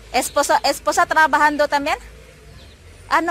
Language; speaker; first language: Spanish; non-native, learner; Indonesian